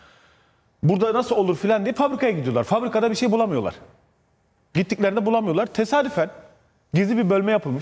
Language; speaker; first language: Turkish; native; Turkish